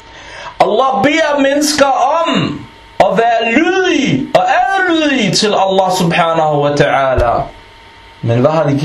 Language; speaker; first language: Danish; non-native, fluent; Arabic